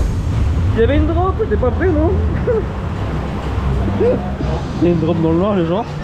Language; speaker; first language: French; native; French